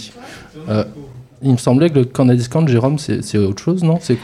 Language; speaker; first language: French; native; French